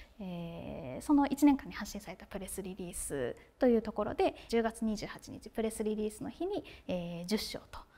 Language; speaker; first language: Japanese; native; Japanese